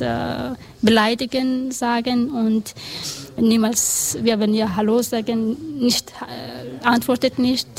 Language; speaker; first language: German; non-native, learner; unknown